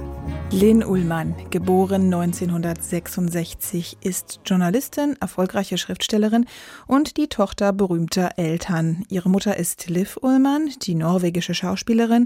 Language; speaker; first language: German; native; German